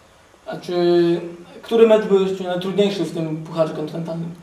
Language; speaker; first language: Polish; native; Polish